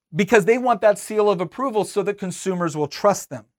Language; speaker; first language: English; native; English